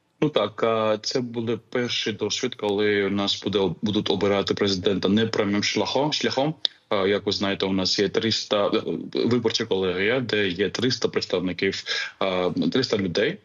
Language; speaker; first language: Ukrainian; non-native, fluent; Georgian